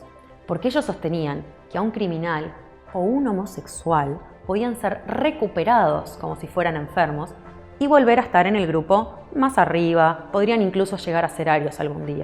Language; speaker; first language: Spanish; native; Spanish